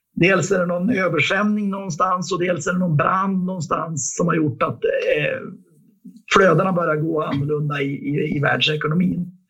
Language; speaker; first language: Swedish; native; Swedish